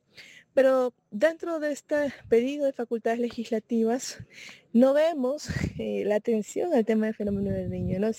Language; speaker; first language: Spanish; native; Spanish